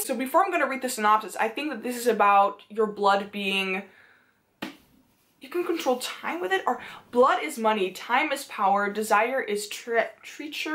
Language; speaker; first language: English; non-native, fluent; Dutch